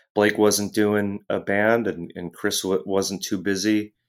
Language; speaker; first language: English; native; English